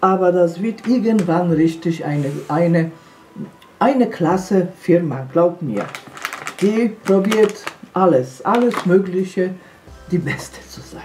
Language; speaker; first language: German; non-native, fluent; Polish